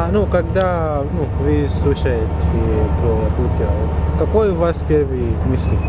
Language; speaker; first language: Russian; non-native, learner; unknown